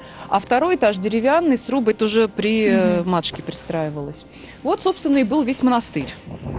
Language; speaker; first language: Russian; native; Russian